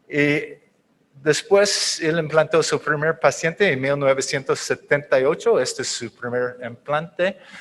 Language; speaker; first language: Spanish; non-native, fluent; English